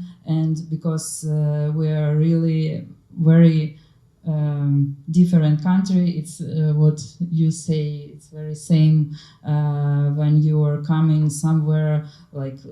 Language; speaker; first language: English; non-native, learner; Ukrainian